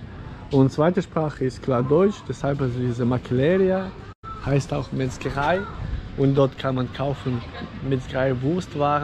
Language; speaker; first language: German; non-native, fluent; Ukrainian